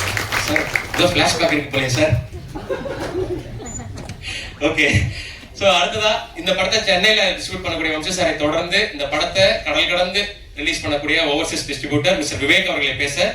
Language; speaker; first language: Tamil; native; Tamil